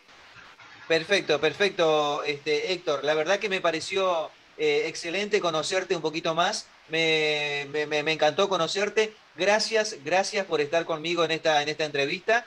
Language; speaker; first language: Spanish; native; Spanish